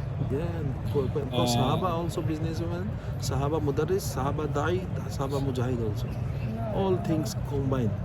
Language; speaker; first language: English; non-native, learner; Urdu